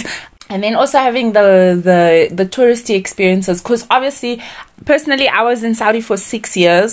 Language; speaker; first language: English; native; English